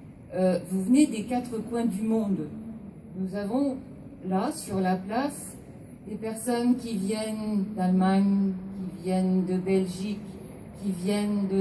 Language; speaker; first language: French; native; French